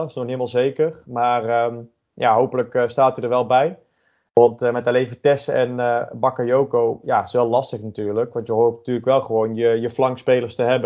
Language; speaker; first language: Dutch; native; Dutch